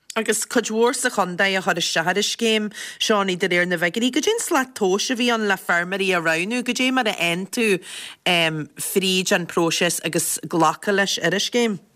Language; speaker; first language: Irish; native; Irish